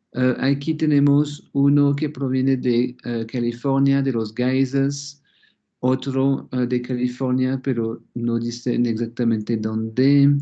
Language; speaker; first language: Spanish; non-native, fluent; French